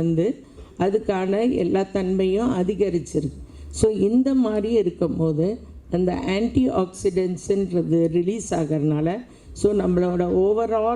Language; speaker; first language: Tamil; native; Tamil